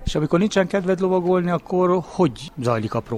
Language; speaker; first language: Hungarian; native; Hungarian